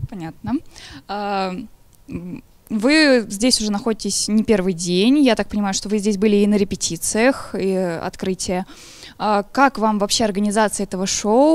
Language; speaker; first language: Russian; native; Russian